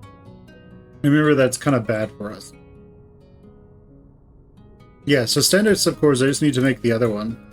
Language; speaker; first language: English; native; English